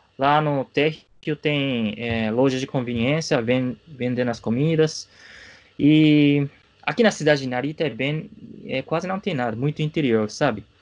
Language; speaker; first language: Portuguese; non-native, fluent; Japanese